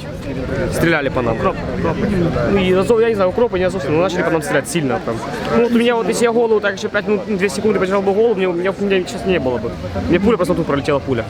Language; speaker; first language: Russian; native; Russian